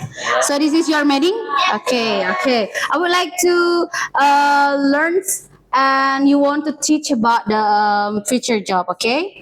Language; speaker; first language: English; non-native, learner; Indonesian